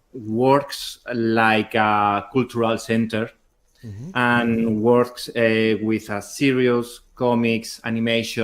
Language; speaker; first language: English; non-native, learner; Spanish